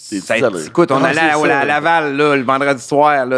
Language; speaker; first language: French; native; French